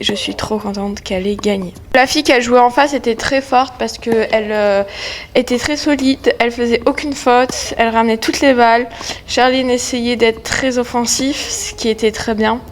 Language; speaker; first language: French; native; French